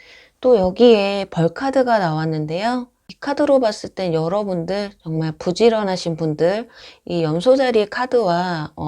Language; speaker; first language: Korean; native; Korean